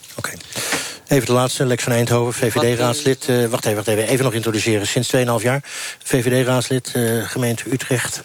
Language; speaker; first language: Dutch; native; Dutch